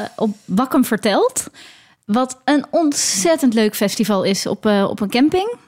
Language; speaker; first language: Dutch; native; Dutch